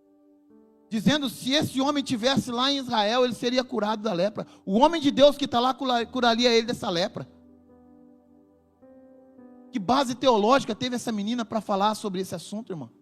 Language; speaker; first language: Portuguese; native; Portuguese